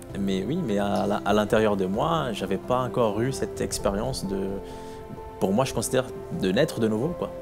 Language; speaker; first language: French; non-native, fluent; Portuguese